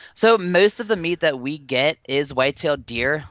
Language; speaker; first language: English; native; English